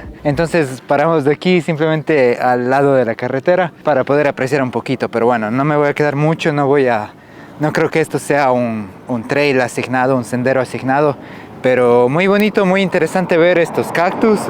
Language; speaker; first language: Spanish; native; Spanish